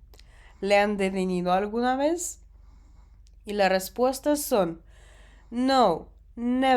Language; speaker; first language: Spanish; non-native, fluent; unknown